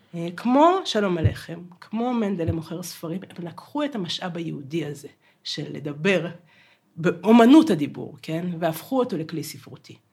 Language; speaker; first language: Hebrew; non-native, fluent; Russian